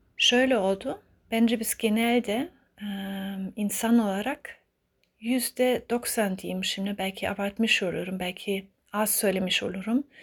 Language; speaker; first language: Turkish; early bilingual, heritage; Turkish